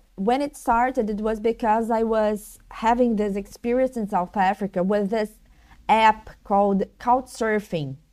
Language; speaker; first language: English; non-native, learner; Portuguese